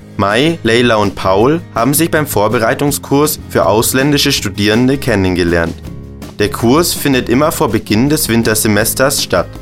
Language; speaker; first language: German; native; German